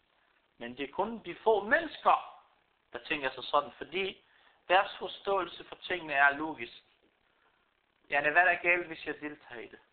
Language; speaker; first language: Danish; early bilingual, other home language; Arabic